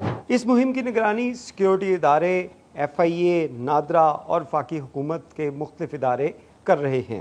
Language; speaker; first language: Urdu; native; Urdu